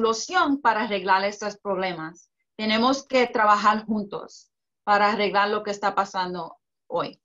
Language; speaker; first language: Spanish; early bilingual, heritage; Spanish